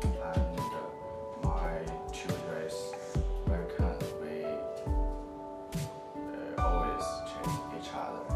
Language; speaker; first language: English; non-native, learner; Chinese